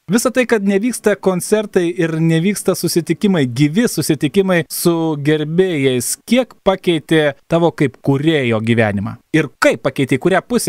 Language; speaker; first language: Lithuanian; native; Lithuanian